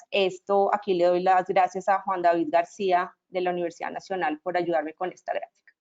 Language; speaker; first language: Spanish; native; Spanish